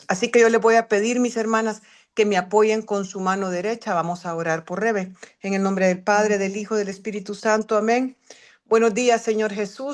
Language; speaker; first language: Spanish; native; Spanish